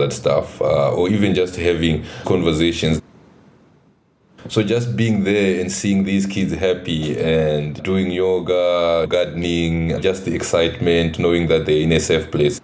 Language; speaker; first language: English; non-native, local second language; Shona